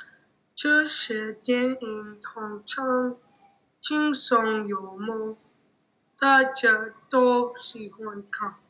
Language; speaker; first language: Chinese; non-native, learner; English